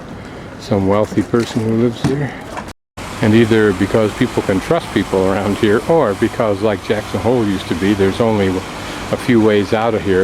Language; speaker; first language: English; native; English